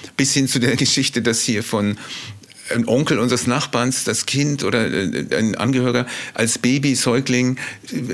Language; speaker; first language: German; native; German